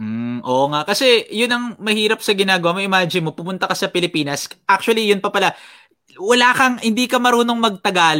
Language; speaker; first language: Filipino; native; Filipino